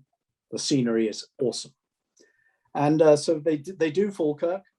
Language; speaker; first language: English; native; English